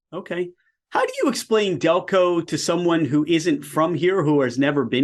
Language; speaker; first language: English; native; English